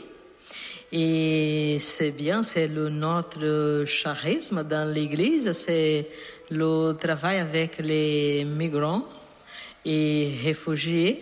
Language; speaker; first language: French; non-native, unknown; Portuguese